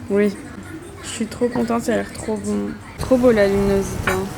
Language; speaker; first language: French; native; French